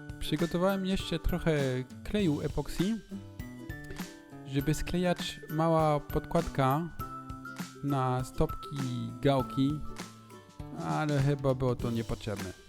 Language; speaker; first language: Polish; non-native, learner; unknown